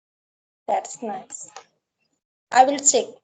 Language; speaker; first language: English; non-native, learner; Marathi